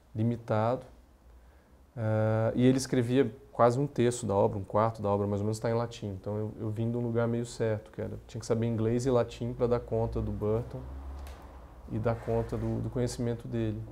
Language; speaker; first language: Portuguese; native; Portuguese